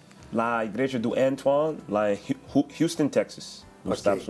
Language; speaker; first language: Portuguese; non-native, learner; English